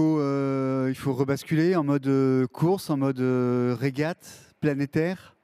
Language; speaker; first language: French; native; French